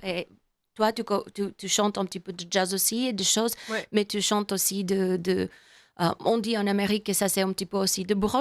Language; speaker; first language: French; non-native, learner; English